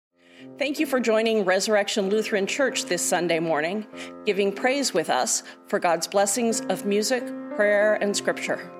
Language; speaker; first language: English; native; English